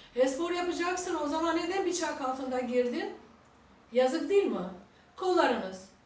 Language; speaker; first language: Turkish; non-native, fluent; Albanian